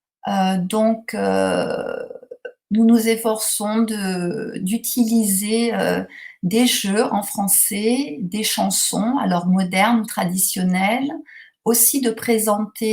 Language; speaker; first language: French; native; French